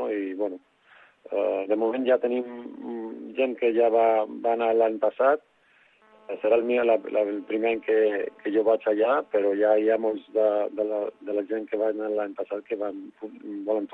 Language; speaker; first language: Catalan; non-native, local second language; Spanish